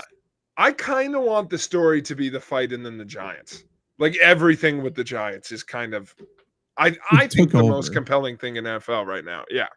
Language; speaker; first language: English; native; English